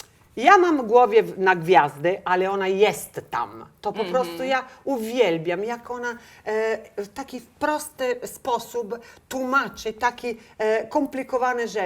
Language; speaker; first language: Polish; non-native, learner; Italian